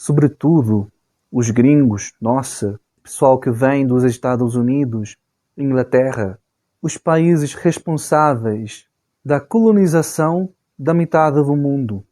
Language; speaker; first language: Portuguese; non-native, fluent; Spanish